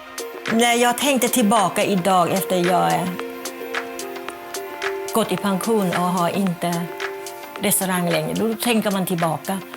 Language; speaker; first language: Swedish; non-native, fluent; Thai